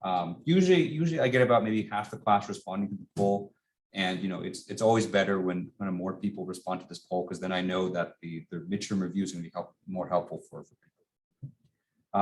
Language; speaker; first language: English; native; English